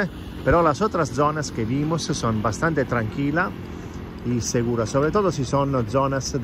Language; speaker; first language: Spanish; non-native, fluent; Italian